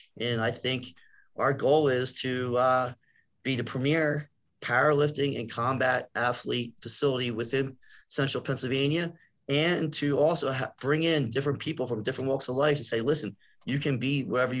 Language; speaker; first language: English; native; English